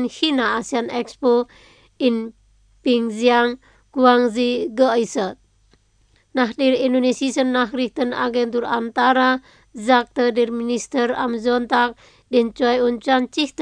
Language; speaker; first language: German; non-native, fluent; Indonesian